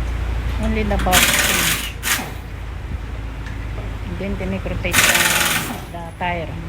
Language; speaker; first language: English; non-native, learner; Filipino